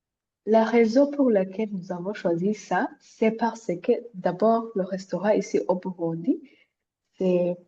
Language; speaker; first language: French; non-native, local second language; Rundi